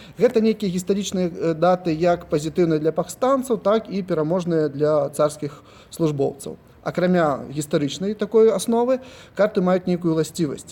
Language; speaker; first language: Belarusian; non-native, local second language; Russian